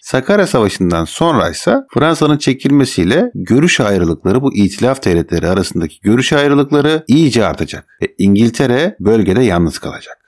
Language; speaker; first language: Turkish; native; Turkish